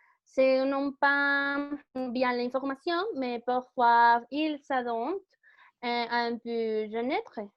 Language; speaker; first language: French; non-native, learner; Spanish